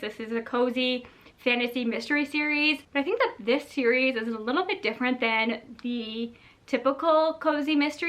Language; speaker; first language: English; native; English